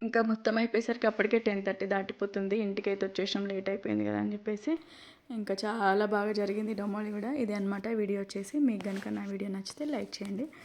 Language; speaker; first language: Telugu; non-native, local second language; Lambadi